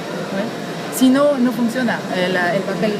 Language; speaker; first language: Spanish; non-native, learner; French